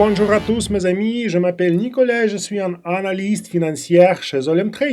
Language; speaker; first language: French; non-native, fluent; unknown